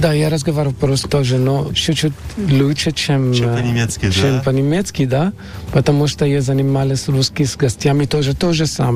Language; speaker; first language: Russian; non-native, learner; Arabic